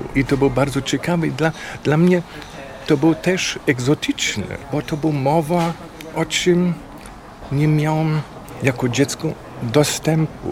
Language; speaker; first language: Polish; non-native, fluent; German